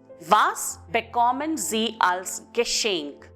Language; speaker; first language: German; non-native, fluent; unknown